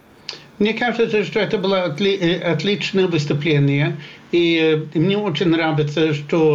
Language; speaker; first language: Russian; non-native, fluent; Swedish